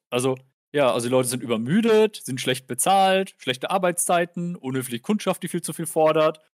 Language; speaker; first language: German; native; German